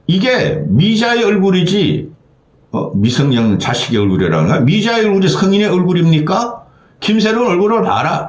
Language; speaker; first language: Korean; native; Korean